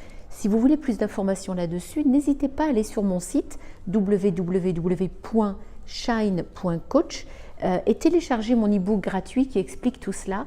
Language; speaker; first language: French; native; French